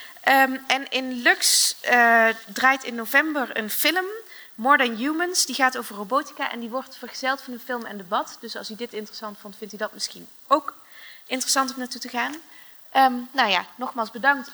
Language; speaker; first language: Dutch; native; Dutch